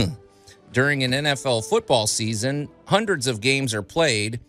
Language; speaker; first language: English; native; English